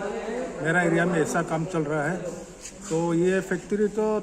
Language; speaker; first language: Hindi; non-native, local second language; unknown